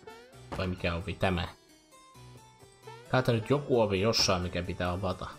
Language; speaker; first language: Finnish; native; Finnish